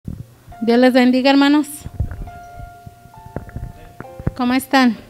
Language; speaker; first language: Spanish; native; Spanish